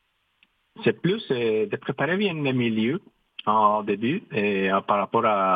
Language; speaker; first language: French; non-native, fluent; Spanish